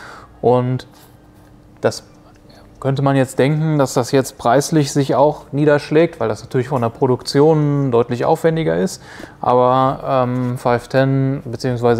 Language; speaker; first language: German; native; German